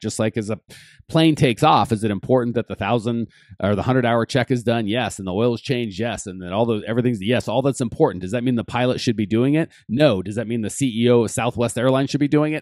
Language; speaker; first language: English; native; English